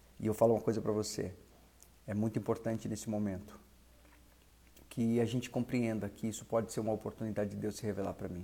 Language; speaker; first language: Portuguese; native; Portuguese